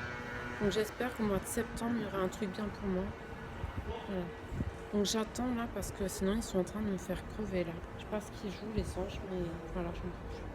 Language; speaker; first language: French; native; French